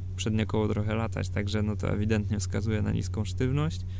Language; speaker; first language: Polish; native; Polish